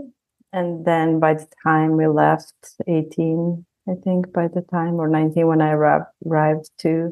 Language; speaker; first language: English; non-native, fluent; Bosnian